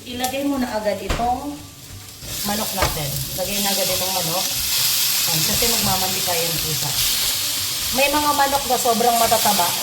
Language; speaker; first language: Filipino; non-native, local second language; Bikol